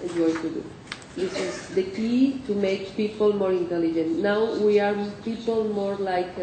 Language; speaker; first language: English; non-native, learner; Catalan